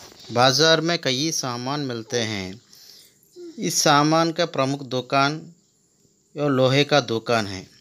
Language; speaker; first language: Hindi; non-native, local second language; Telugu